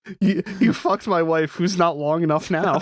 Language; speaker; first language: English; native; English